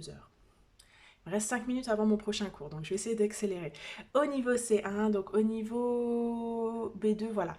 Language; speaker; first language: French; native; French